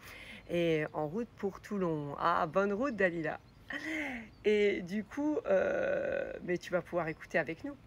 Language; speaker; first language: French; native; French